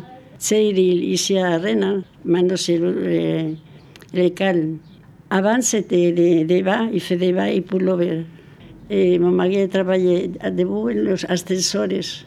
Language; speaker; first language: French; non-native, learner; Spanish